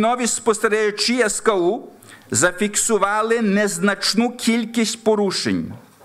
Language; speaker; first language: Ukrainian; early bilingual, heritage; Ukrainian